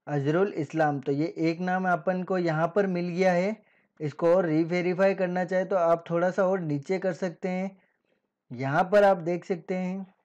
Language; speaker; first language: Hindi; native; Hindi